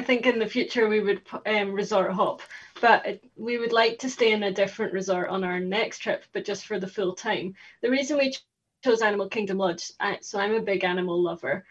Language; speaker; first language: English; native; English